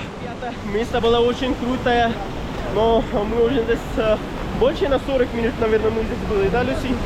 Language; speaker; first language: Russian; non-native, learner; Pashto